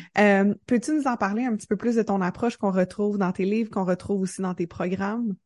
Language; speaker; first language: French; native; French